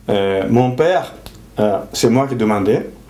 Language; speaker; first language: French; non-native, fluent; Japanese